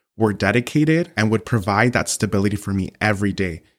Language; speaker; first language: English; early bilingual, other home language; Spanish